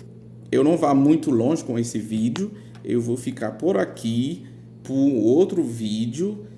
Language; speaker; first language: Portuguese; non-native, fluent; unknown